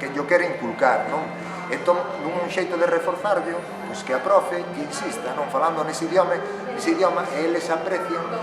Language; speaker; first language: Galician; native; Galician